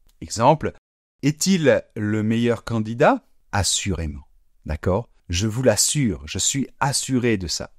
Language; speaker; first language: French; native; French